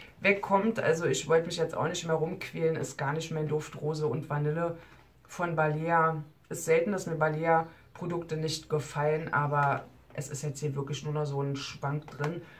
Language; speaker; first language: German; native; German